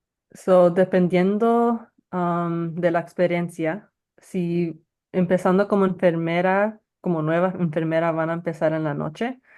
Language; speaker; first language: Spanish; early bilingual, heritage; Spanish